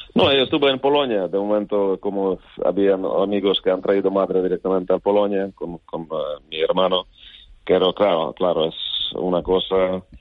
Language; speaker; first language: Spanish; non-native, fluent; Ukrainian